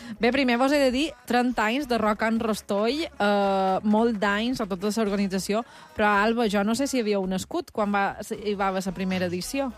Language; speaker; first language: Catalan; native; Catalan